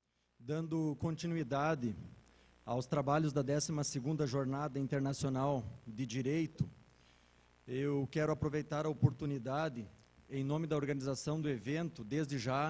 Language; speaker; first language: Portuguese; native; Portuguese